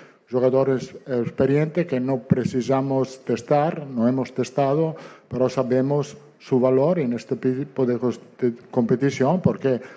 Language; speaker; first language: Spanish; non-native, fluent; Italian